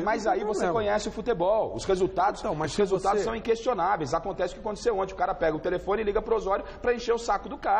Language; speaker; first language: Portuguese; native; Portuguese